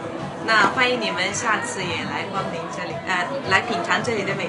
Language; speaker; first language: Chinese; non-native, local second language; Uyghur